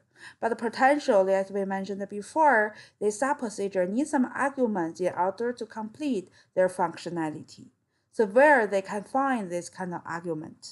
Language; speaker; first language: English; non-native, fluent; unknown